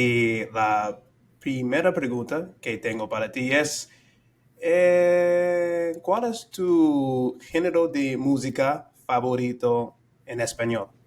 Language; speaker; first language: Spanish; non-native, fluent; English